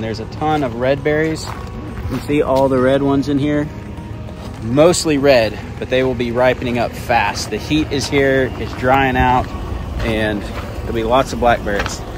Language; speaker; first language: English; native; English